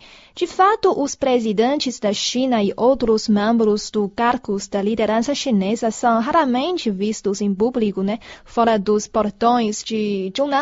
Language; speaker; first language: Portuguese; non-native, fluent; Chinese